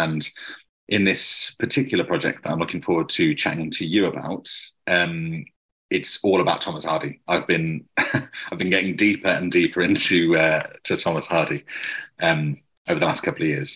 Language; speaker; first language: English; native; English